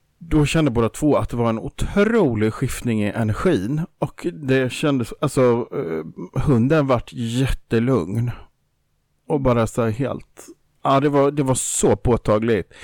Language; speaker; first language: Swedish; native; Swedish